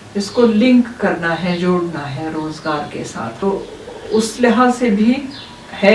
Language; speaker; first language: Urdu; non-native, local second language; Kashmiri